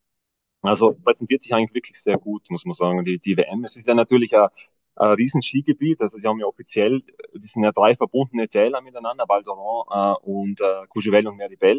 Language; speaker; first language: German; native; German